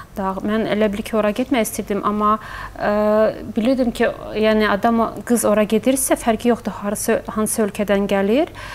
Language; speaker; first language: Azerbaijani; early bilingual, heritage; Azerbaijani